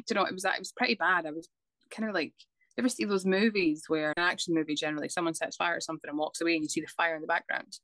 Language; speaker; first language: English; native; English